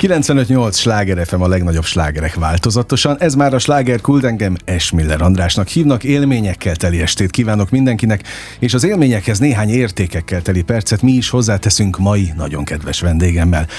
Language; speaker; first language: Hungarian; native; Hungarian